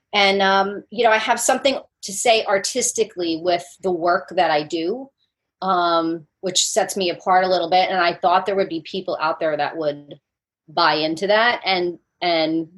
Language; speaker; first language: English; native; English